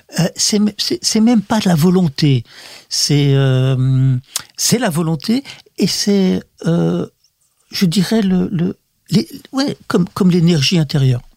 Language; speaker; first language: French; early bilingual, other home language; Russian